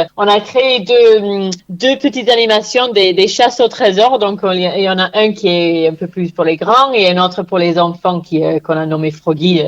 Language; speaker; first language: French; non-native, fluent; English